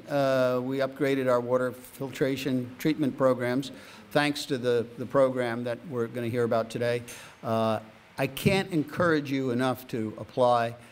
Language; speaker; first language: English; native; English